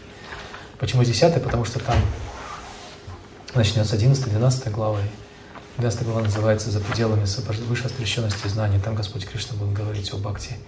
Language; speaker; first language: Russian; native; Russian